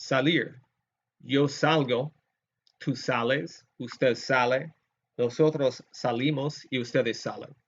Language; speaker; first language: Spanish; non-native, fluent; English